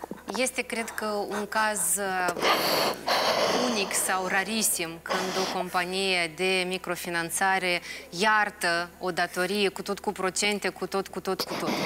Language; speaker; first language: Romanian; native; Romanian